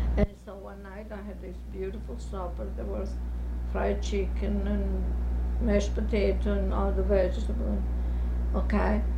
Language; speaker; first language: English; non-native, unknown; Italian